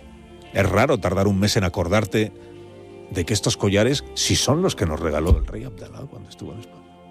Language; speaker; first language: Spanish; native; Spanish